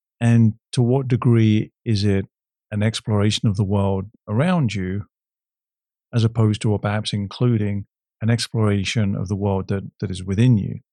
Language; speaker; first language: English; native; English